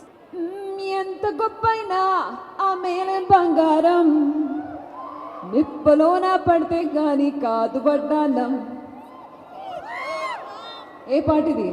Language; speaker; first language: Telugu; non-native, fluent; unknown